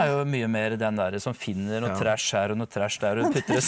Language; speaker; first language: Norwegian; native; Norwegian